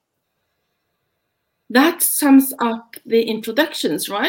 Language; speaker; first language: English; non-native, fluent; Norwegian